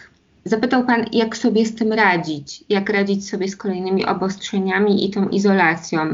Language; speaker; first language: Polish; native; Polish